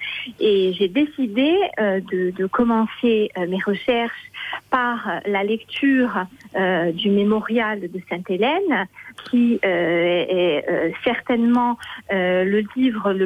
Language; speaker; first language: French; native; French